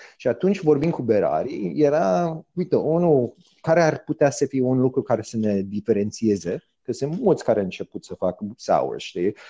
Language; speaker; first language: Romanian; early bilingual, heritage; Romanian